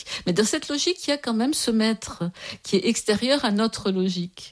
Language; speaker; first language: French; native; French